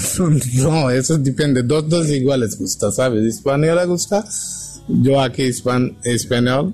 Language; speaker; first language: Spanish; non-native, learner; Bangla